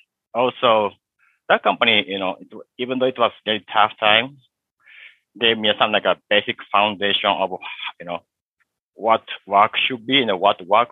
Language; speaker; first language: English; non-native, fluent; Japanese